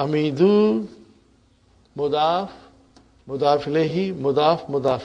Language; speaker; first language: Arabic; non-native, fluent; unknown